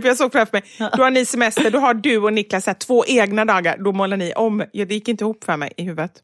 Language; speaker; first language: Swedish; native; Swedish